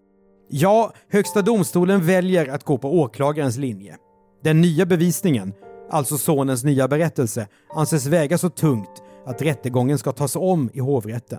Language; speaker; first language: Swedish; native; Swedish